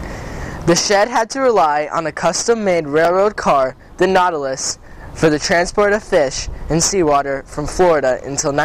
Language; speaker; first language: English; native; English